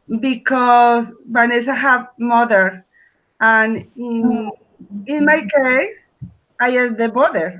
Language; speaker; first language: English; non-native, learner; Spanish